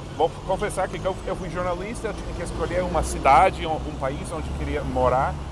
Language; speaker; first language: Portuguese; non-native, fluent; English